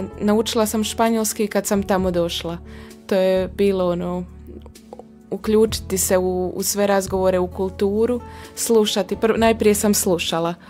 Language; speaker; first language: Croatian; native; Croatian